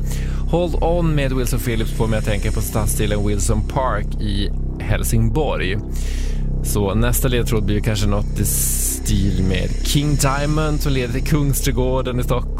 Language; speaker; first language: Swedish; native; Swedish